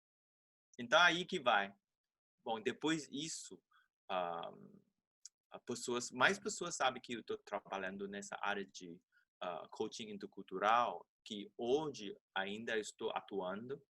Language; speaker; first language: Portuguese; non-native, fluent; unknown